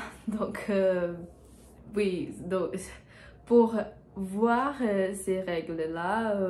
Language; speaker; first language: French; non-native, learner; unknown